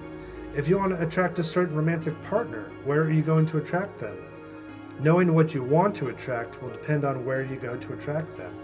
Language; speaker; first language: English; native; English